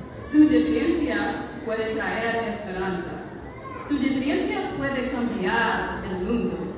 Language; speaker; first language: Spanish; non-native, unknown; English